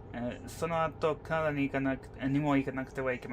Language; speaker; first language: Japanese; non-native, learner; English